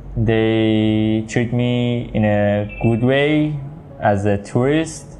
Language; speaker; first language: English; non-native, fluent; Persian